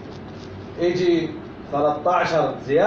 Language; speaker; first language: Arabic; native; Arabic